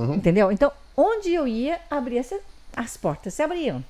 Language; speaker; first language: Portuguese; early bilingual, other home language; Chinese